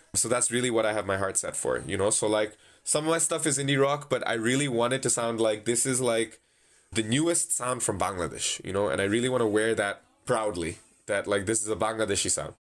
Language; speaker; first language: English; non-native, local second language; Bangla